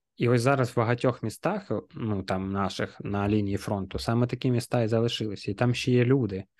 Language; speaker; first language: Ukrainian; non-native, local second language; Russian